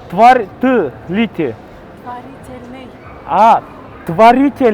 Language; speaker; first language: Russian; non-native, local second language; Kyrgyz